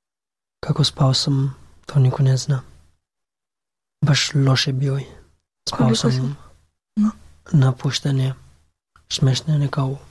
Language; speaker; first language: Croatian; non-native, learner; Pashto